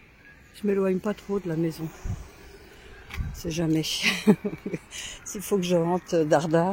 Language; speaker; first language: French; native; French